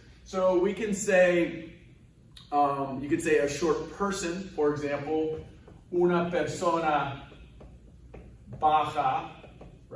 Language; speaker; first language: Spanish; non-native, fluent; English